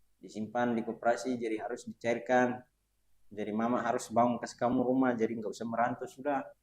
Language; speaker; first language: Indonesian; non-native, fluent; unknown